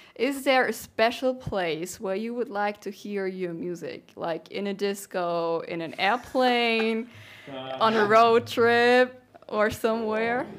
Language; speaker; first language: English; non-native, fluent; German